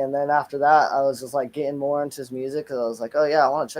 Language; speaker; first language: English; native; English